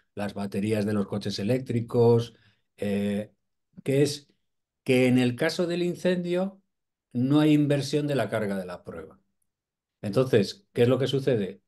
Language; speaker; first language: Spanish; native; Spanish